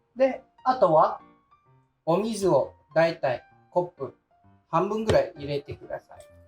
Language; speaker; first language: Japanese; non-native, fluent; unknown